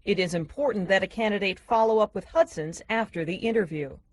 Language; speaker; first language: English; native; English